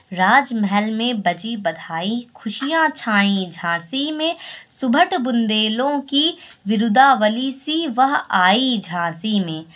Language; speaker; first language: Hindi; native; Hindi